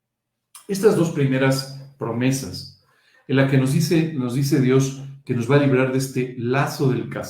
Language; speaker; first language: Spanish; native; Spanish